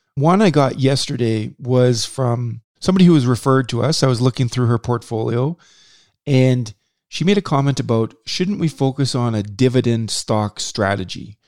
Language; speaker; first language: English; native; English